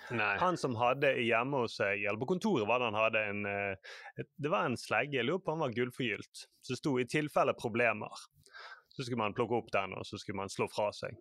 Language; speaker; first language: Norwegian; native; Norwegian